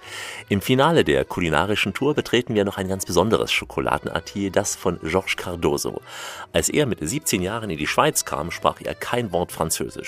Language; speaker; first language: German; native; German